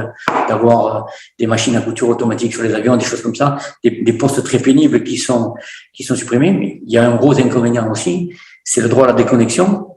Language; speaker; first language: French; native; French